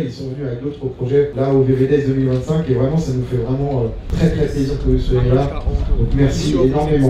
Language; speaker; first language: French; native; French